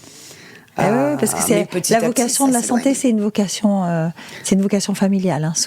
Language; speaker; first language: French; native; French